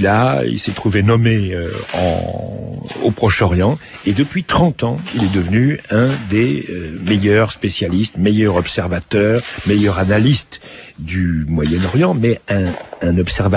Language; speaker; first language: French; native; French